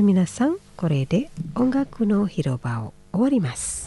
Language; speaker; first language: Japanese; non-native, fluent; Indonesian